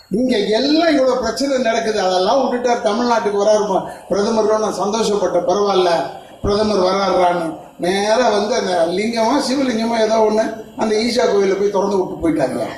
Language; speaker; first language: Tamil; native; Tamil